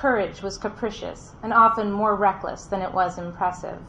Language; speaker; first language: English; native; English